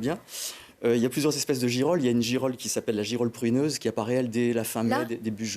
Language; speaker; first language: French; native; French